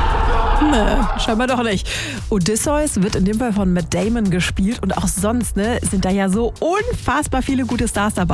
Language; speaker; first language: German; native; German